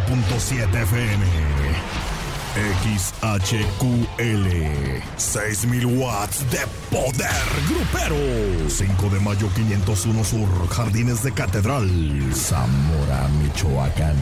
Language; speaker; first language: Spanish; native; Spanish